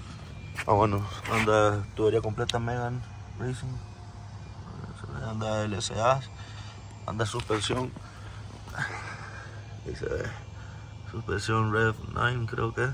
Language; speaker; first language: Spanish; native; Spanish